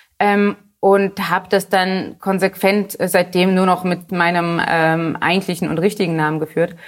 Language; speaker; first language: German; early bilingual, other home language; Polish